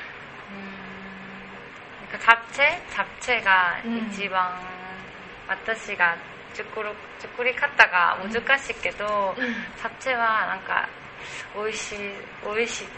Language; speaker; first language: Japanese; non-native, learner; Korean